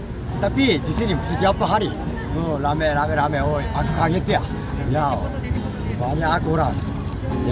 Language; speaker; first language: Indonesian; non-native, learner; Japanese